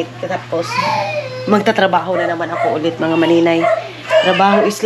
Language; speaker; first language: Filipino; non-native, local second language; Cebuano